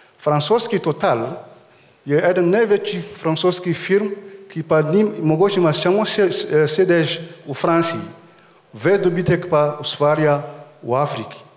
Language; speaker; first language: Slovenian; non-native, fluent; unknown